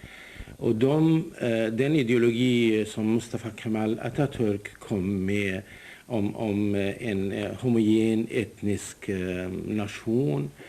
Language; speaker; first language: Swedish; non-native, fluent; Kurdish